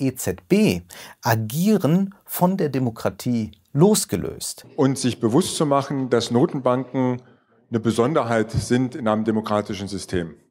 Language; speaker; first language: German; native; German